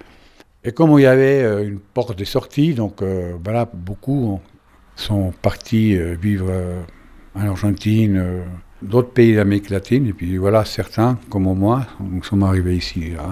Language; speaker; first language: French; non-native, fluent; Spanish